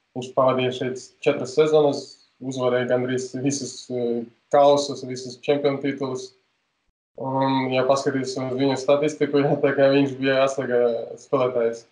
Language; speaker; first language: Latvian; non-native, local second language; Russian